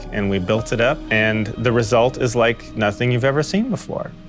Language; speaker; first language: English; native; English